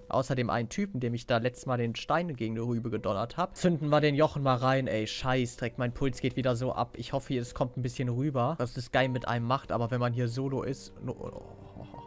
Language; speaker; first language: German; native; German